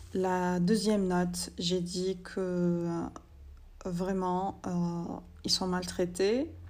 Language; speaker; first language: French; non-native, local second language; Arabic